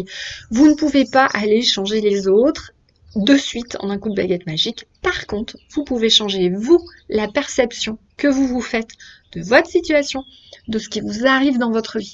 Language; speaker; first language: French; native; French